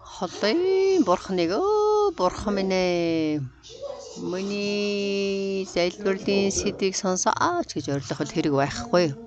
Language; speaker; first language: Mongolian; non-native, fluent; Korean